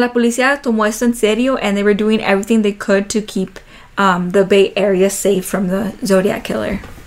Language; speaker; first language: English; early bilingual, other home language; Spanish